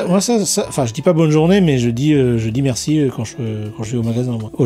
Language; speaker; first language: French; native; French